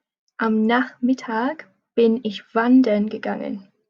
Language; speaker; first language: German; non-native, fluent; English